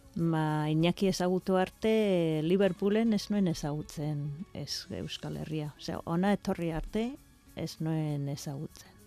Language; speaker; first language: Basque; non-native, fluent; English